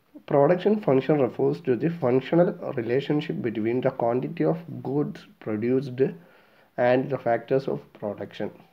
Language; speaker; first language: English; non-native, local second language; Malayalam